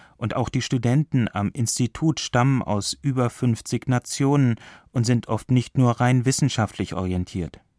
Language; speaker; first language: German; native; German